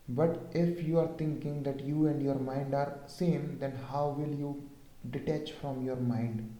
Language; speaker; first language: English; non-native, local second language; Hindi